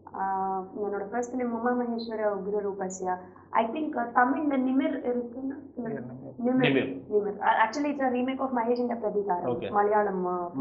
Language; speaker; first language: Tamil; non-native, learner; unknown